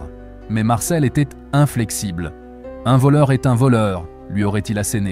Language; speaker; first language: French; native; French